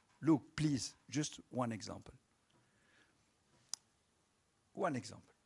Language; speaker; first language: English; non-native, local second language; French